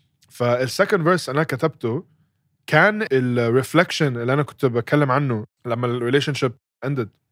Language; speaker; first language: Arabic; early bilingual, heritage; Arabic